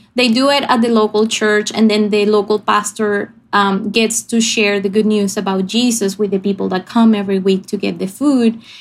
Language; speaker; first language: English; non-native, fluent; Spanish